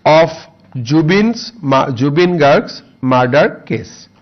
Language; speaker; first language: English; non-native, local second language; Assamese